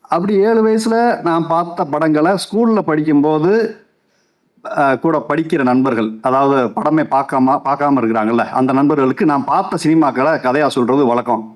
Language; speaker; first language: Tamil; native; Tamil